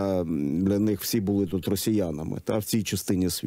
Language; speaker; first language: Ukrainian; native; Ukrainian